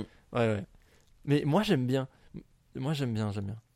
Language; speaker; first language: French; native; French